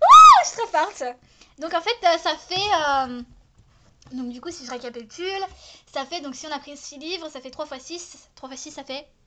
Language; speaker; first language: French; native; French